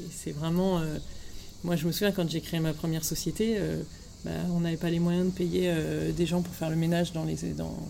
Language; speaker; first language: French; native; French